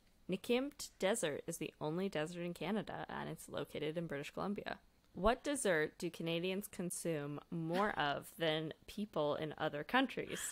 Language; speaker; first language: English; native; English